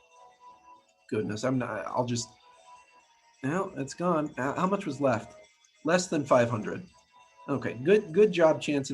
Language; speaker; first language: English; native; English